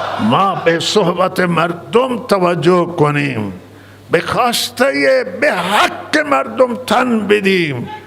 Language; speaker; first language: Persian; non-native, local second language; Baluchi